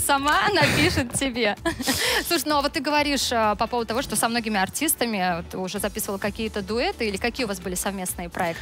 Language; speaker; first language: Russian; native; Russian